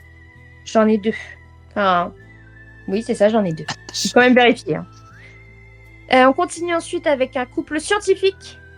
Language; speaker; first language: French; native; French